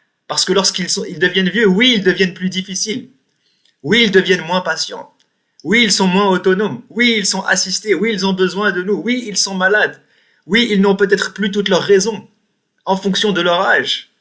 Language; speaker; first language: French; native; French